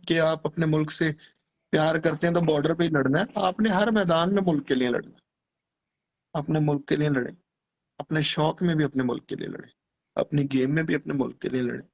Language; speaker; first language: Urdu; non-native, local second language; Punjabi